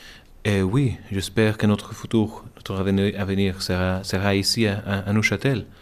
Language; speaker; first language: French; non-native, learner; English